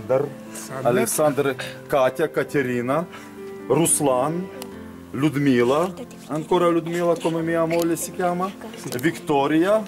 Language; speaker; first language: Italian; non-native, learner; Ukrainian